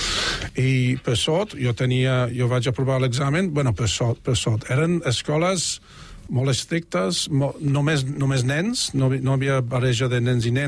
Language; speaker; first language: Catalan; non-native, fluent; English